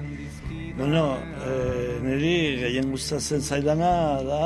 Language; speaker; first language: Basque; non-native, learner; Spanish